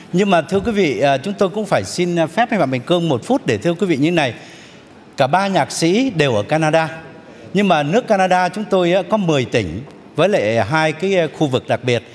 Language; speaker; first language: Vietnamese; native; Vietnamese